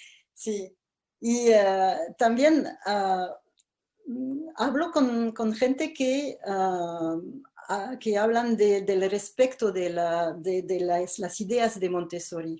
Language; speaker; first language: Spanish; non-native, fluent; French